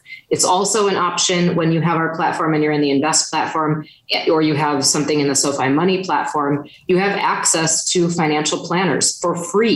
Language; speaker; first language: English; native; English